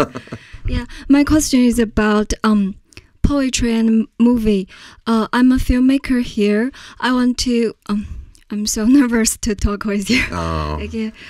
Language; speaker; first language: English; non-native, fluent; Chinese